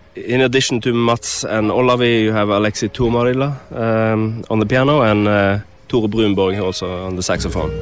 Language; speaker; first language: English; non-native, fluent; Norwegian